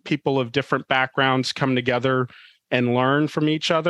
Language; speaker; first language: English; native; English